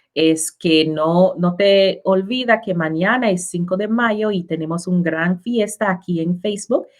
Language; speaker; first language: Spanish; non-native, learner; English